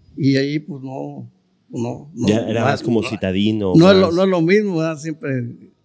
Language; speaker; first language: Spanish; native; Spanish